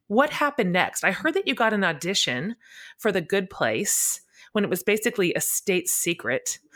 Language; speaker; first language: English; native; English